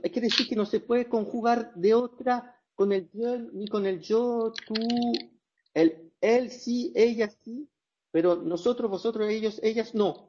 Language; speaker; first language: Spanish; non-native, fluent; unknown